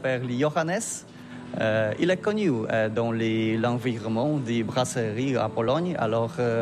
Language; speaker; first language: French; non-native, learner; Polish